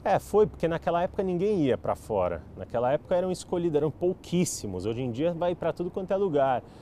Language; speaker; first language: Portuguese; native; Portuguese